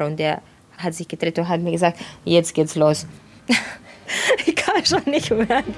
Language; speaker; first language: German; non-native, fluent; Romanian